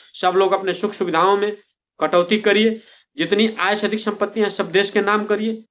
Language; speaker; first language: Hindi; native; Hindi